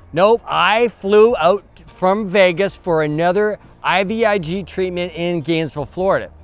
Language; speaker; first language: English; native; English